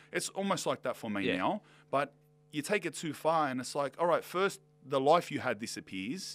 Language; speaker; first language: English; native; English